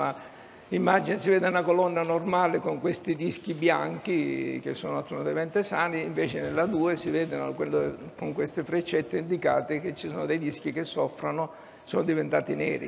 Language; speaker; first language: Italian; native; Italian